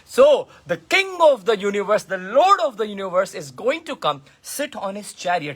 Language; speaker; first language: English; non-native, local second language; Hindi